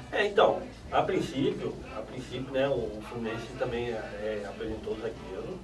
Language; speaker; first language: Portuguese; native; Portuguese